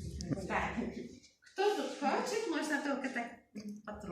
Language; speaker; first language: Russian; non-native, learner; Czech